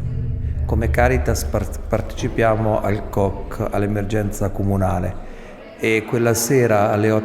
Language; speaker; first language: Italian; native; Italian